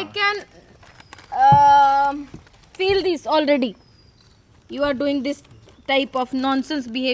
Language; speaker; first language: English; non-native, learner; Hindi